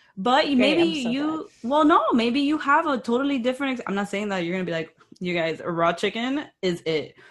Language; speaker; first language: English; early bilingual, other home language; Spanish